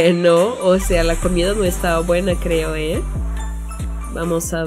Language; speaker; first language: Spanish; non-native, fluent; Portuguese